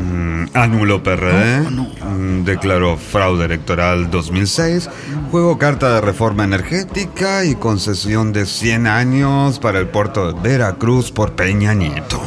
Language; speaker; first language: Spanish; native; Spanish